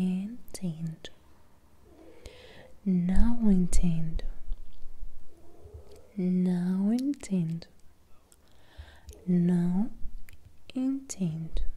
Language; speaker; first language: Portuguese; non-native, learner; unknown